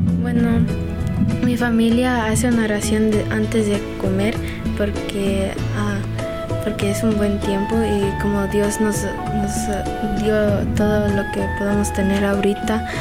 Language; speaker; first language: Spanish; early bilingual, other home language; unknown